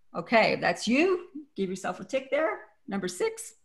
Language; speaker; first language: English; native; English